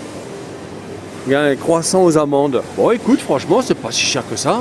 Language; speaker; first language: French; native; French